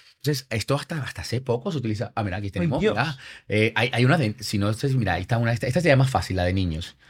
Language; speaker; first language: Spanish; native; Spanish